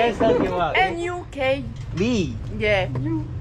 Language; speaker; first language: English; non-native, learner; French